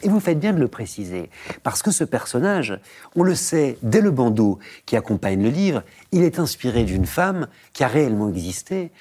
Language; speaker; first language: French; native; French